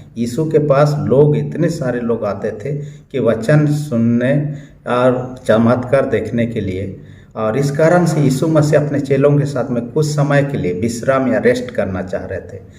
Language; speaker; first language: Hindi; non-native, local second language; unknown